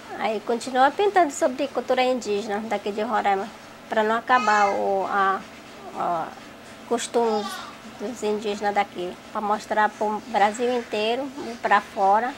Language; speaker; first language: Portuguese; non-native, local second language; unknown